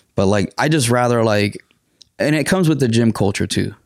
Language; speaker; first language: English; non-native, fluent; Spanish